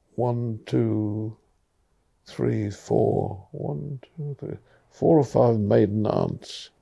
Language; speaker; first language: English; native; English